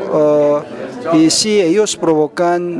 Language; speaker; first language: Spanish; non-native, learner; Korean